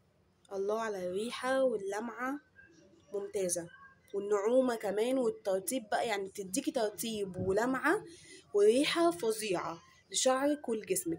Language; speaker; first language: Arabic; native; Arabic